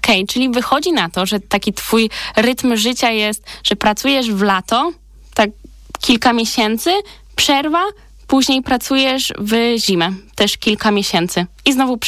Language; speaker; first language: Polish; native; Polish